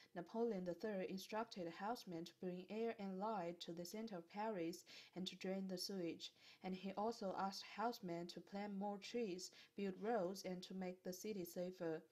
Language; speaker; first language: English; non-native, fluent; Chinese